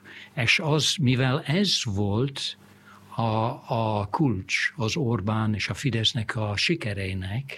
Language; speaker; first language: Hungarian; non-native, fluent; English